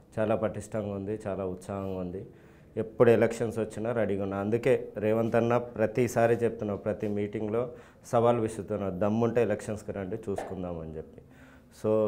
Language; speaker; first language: Telugu; native; Telugu